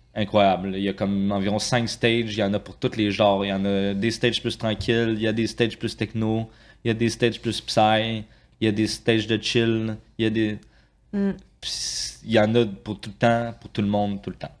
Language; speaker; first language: French; native; French